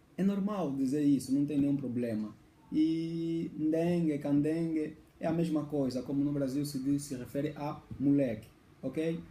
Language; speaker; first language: Portuguese; native; Portuguese